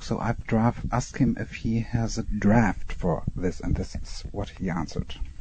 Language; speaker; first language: English; non-native, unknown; German